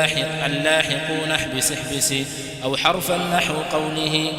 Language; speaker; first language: Arabic; non-native, fluent; Swahili